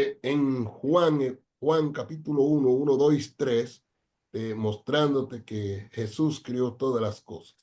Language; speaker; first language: Spanish; non-native, fluent; English